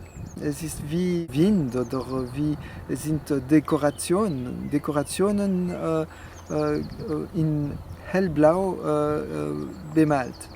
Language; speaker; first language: German; non-native, fluent; French